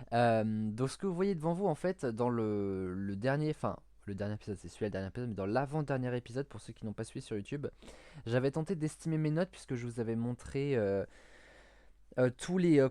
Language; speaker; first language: French; native; French